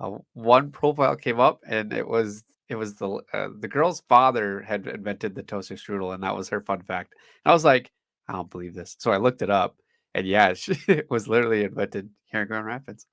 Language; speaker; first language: English; native; English